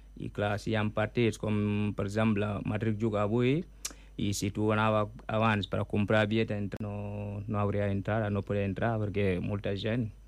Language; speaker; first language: Catalan; non-native, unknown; Mandingo